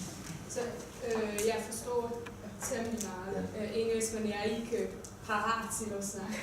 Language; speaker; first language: Danish; non-native, fluent; Hungarian